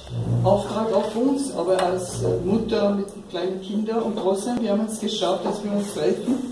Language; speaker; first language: German; non-native, fluent; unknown